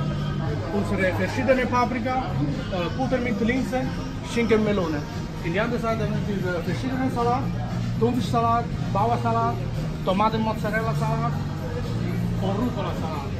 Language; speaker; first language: German; non-native, fluent; Italian